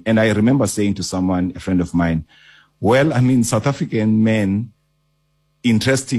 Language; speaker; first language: English; non-native, local second language; Xhosa